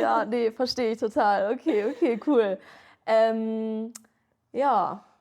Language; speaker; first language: German; native; German